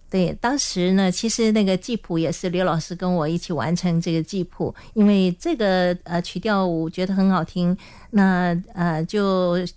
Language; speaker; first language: Chinese; non-native, local second language; Hakka Chinese